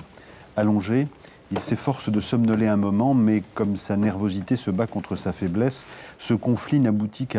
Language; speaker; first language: French; native; French